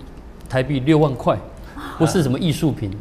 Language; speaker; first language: Chinese; native; Chinese